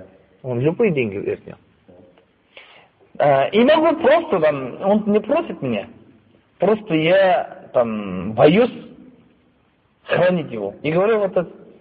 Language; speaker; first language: Russian; non-native, fluent; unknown